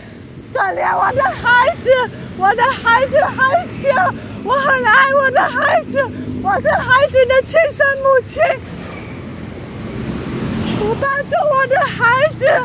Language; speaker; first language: Chinese; non-native, fluent; Indonesian